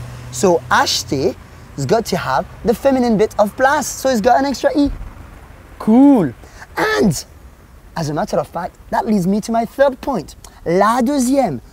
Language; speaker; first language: English; non-native, fluent; French